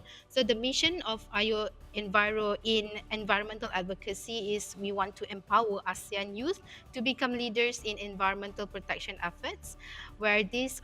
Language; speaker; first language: English; non-native, fluent; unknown